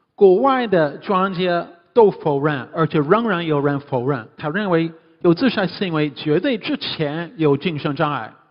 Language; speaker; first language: Chinese; non-native, fluent; English